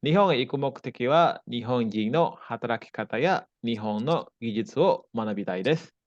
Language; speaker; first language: Japanese; non-native, fluent; Indonesian